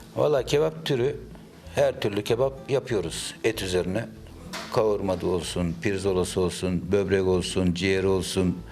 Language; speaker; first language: Turkish; native; Turkish